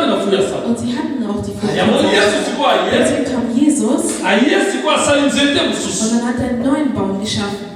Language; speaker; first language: German; non-native, fluent; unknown